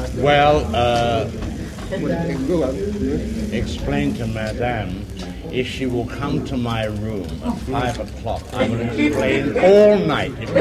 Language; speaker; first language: English; native; English